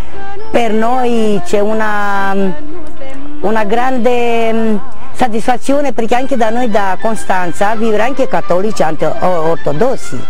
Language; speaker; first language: Italian; non-native, learner; Romanian